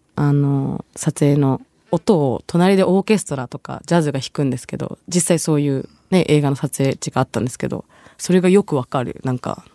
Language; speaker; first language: Japanese; early bilingual, other home language; Bangla